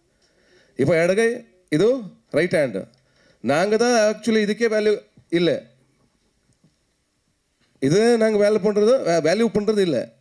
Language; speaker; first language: Tamil; non-native, local second language; Kannada